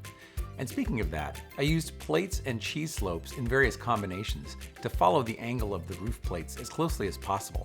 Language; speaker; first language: English; native; English